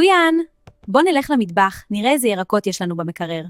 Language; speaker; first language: Hebrew; native; Hebrew